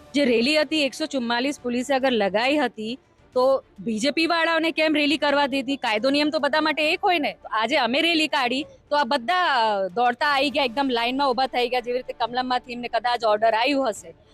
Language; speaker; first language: Gujarati; non-native, local second language; Rathawi